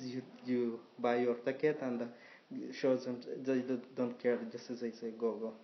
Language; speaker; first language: English; non-native, learner; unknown